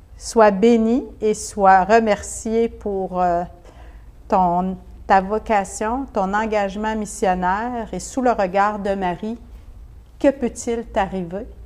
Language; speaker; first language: French; native; French